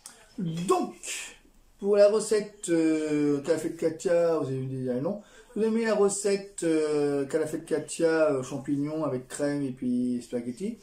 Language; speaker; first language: French; native; French